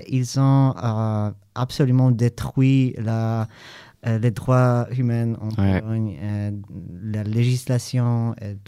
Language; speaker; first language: French; non-native, learner; Polish